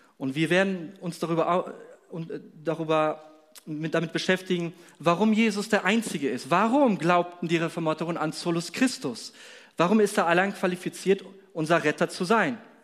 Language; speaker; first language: German; non-native, fluent; Polish